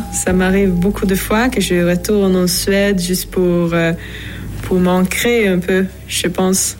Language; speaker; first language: French; non-native, fluent; Swedish